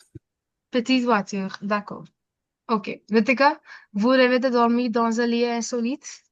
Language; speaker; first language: French; non-native, fluent; Hindi